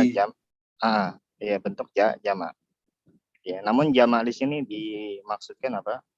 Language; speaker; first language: Indonesian; native; Indonesian